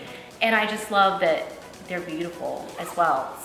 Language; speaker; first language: English; native; English